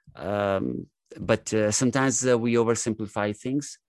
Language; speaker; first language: English; non-native, fluent; Italian